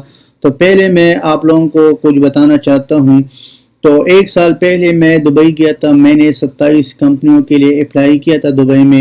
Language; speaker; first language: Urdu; non-native, local second language; Pashto